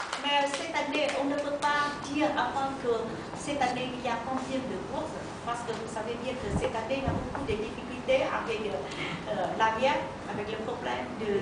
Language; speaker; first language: French; non-native, learner; Vietnamese